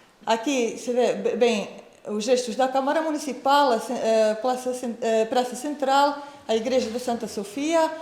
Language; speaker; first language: Portuguese; non-native, fluent; Croatian